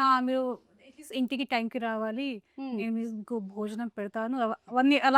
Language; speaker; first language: Telugu; non-native, local second language; Hindi